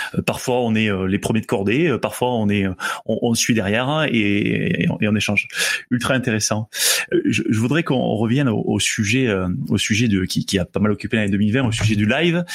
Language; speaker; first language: French; native; French